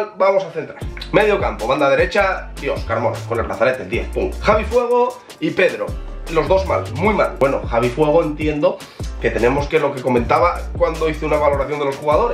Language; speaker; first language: Spanish; native; Spanish